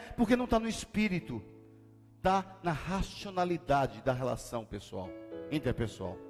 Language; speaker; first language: Portuguese; native; Portuguese